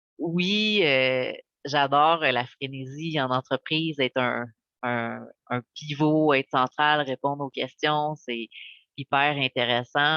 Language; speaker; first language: French; native; French